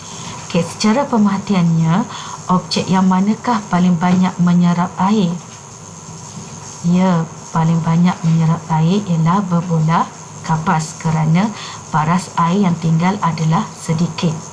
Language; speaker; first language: Malay; native; Malay